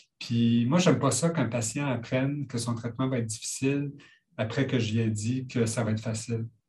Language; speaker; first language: French; native; French